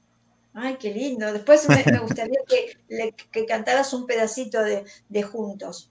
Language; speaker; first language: Spanish; native; Spanish